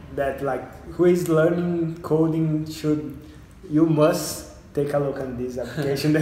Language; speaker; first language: English; non-native, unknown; Portuguese